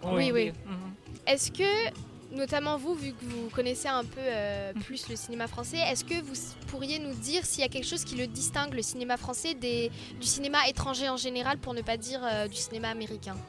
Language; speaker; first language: French; native; French